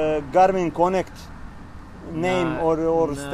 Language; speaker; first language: English; non-native, learner; Serbian